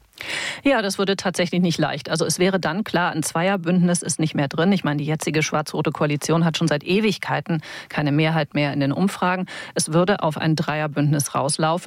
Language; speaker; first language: German; native; German